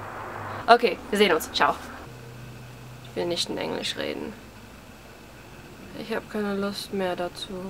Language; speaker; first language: German; early bilingual, heritage; English